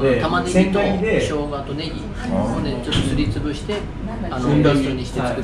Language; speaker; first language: Japanese; native; Japanese